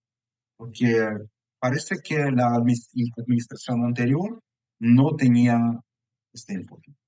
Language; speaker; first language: Spanish; non-native, fluent; Ukrainian